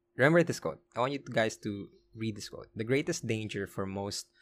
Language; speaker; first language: English; non-native, local second language; Filipino